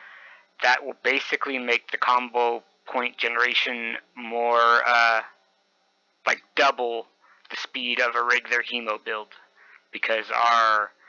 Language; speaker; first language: English; native; English